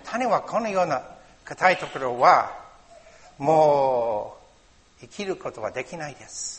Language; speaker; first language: Japanese; non-native, learner; English